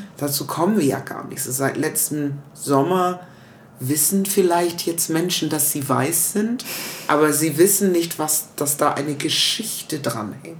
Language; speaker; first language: German; early bilingual, other home language; English